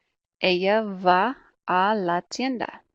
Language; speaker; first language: Spanish; non-native, fluent; English